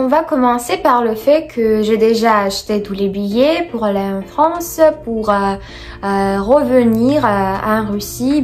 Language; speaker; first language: French; non-native, fluent; Russian